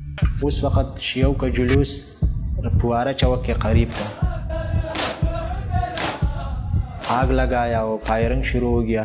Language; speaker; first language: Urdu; non-native, local second language; Pashto